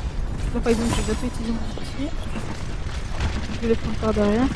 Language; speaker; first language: French; native; French